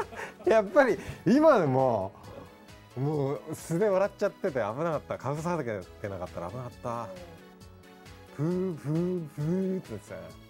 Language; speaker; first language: Japanese; native; Japanese